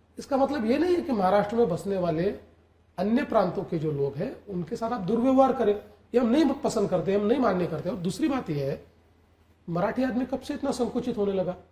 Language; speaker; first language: Hindi; non-native, local second language; Marathi